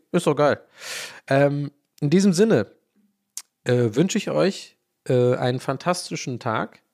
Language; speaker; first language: German; early bilingual, other home language; English